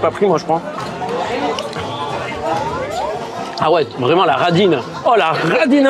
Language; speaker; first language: French; native; French